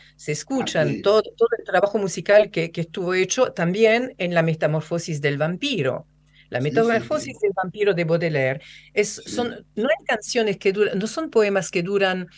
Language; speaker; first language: Spanish; non-native, fluent; French